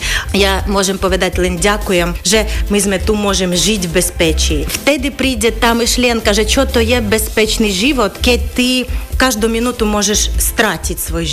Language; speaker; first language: Slovak; non-native, fluent; Ukrainian